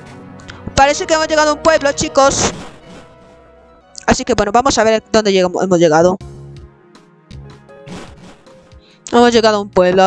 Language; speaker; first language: Spanish; native; Spanish